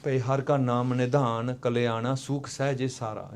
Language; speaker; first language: Punjabi; early bilingual, heritage; Punjabi